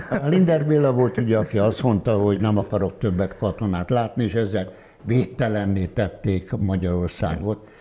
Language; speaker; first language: Hungarian; native; Hungarian